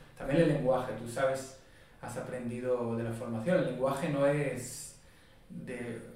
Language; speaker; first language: Spanish; non-native, fluent; Hebrew